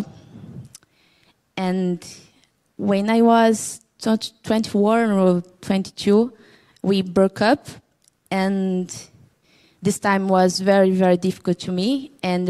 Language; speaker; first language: English; non-native, learner; Portuguese